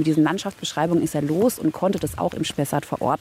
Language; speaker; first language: German; native; German